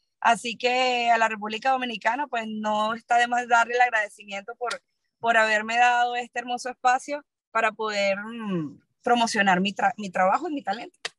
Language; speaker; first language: Spanish; native; Spanish